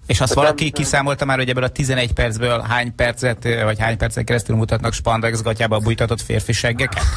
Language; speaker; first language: Hungarian; native; Hungarian